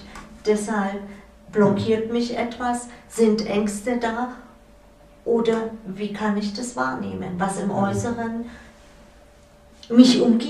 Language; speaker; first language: German; native; German